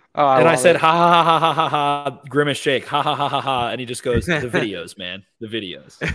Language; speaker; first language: English; native; English